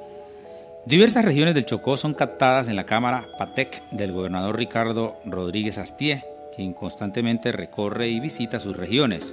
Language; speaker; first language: Spanish; native; Spanish